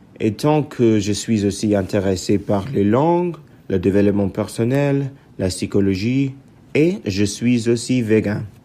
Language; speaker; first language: French; non-native, learner; English